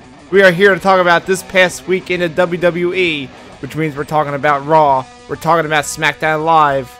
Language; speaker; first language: English; native; English